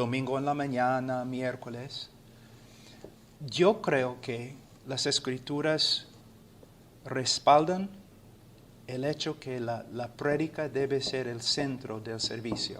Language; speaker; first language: Spanish; non-native, fluent; English